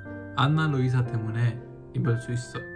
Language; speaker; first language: Korean; non-native, learner; Polish